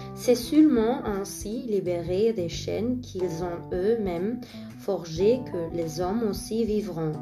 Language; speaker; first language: French; non-native, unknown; German